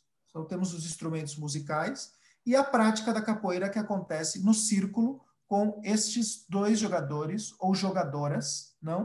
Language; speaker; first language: Portuguese; early bilingual, other home language; Spanish